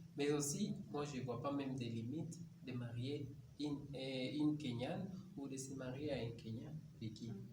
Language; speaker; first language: French; non-native, local second language; Swahili